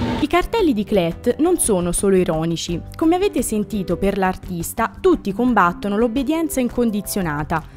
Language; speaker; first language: Italian; native; Italian